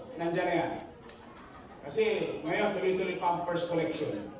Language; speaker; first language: Filipino; native; Filipino